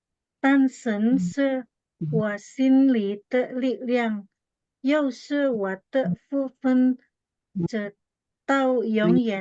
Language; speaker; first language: Chinese; non-native, learner; Indonesian